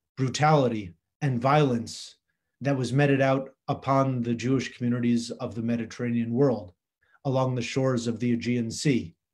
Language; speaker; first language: English; native; English